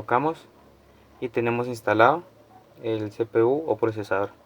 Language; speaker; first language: Spanish; native; Spanish